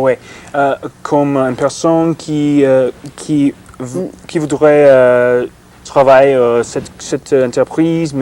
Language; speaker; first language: French; non-native, learner; English